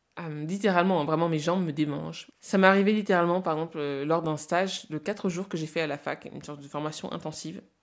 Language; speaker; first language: French; native; French